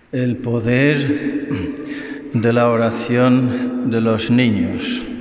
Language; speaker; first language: Spanish; non-native, fluent; English